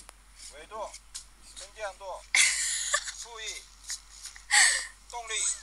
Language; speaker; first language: Chinese; native; Chinese